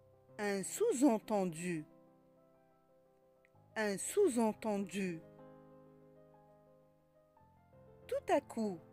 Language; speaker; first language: French; non-native, local second language; Arabic